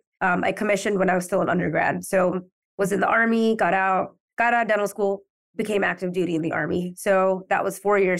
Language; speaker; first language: English; native; English